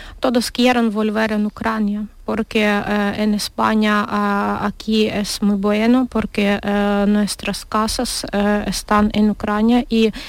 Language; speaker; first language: Spanish; non-native, learner; Ukrainian